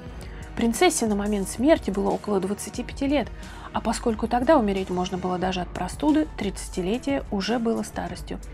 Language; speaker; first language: Russian; native; Russian